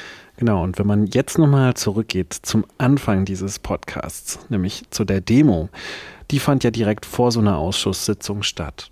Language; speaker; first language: German; native; German